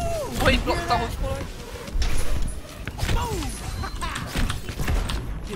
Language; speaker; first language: Chinese; native; Chinese